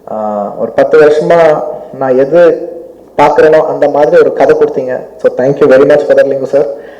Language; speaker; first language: Tamil; non-native, local second language; Telugu